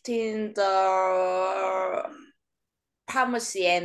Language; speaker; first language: English; non-native, learner; Vietnamese